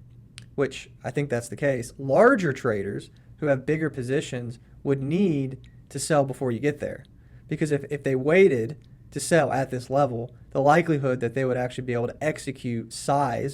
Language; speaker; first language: English; native; English